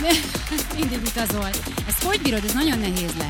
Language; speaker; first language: Hungarian; native; Hungarian